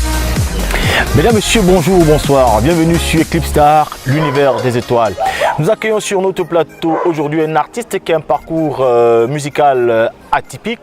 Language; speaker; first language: French; native; French